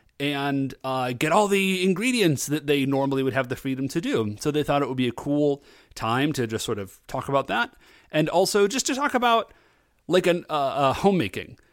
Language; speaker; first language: English; native; English